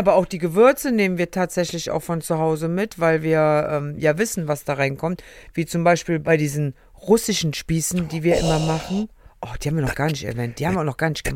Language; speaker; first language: German; native; German